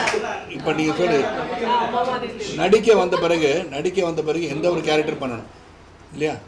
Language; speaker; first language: Tamil; native; Tamil